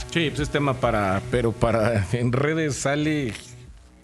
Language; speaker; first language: Spanish; native; Spanish